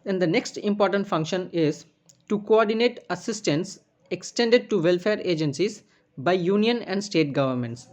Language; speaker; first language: English; non-native, local second language; Tamil